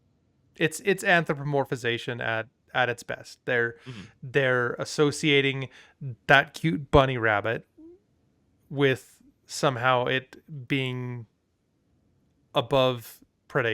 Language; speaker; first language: English; native; English